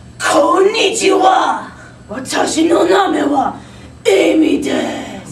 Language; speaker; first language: Japanese; non-native, learner; English